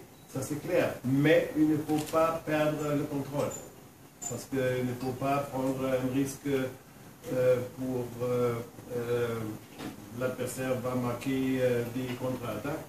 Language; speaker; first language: French; non-native, fluent; German